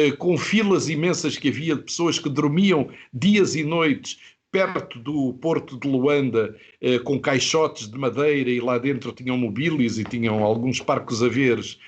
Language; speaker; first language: Portuguese; native; Portuguese